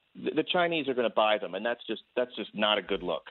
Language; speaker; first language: English; native; English